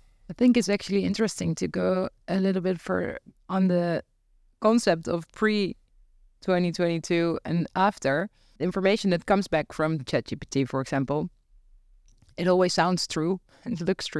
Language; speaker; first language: English; non-native, fluent; Dutch